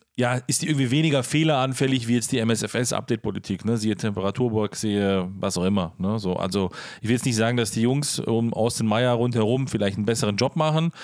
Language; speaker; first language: German; native; German